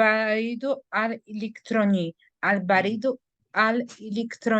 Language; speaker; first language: Arabic; non-native, learner; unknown